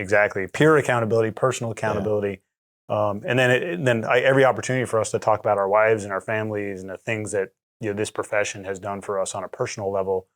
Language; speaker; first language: English; native; English